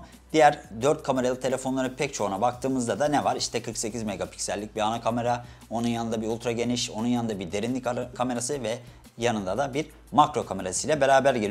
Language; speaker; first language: Turkish; native; Turkish